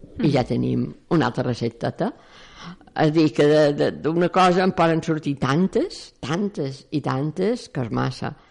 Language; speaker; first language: Catalan; native; Catalan